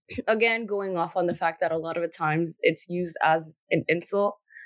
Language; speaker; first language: English; early bilingual, other home language; Spanish